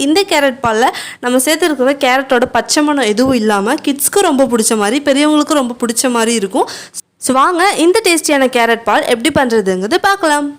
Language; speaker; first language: Tamil; native; Tamil